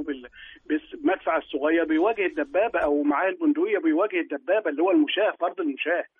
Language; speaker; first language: Arabic; native; Arabic